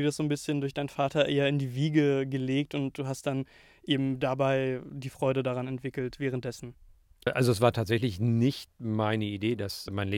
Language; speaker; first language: German; native; German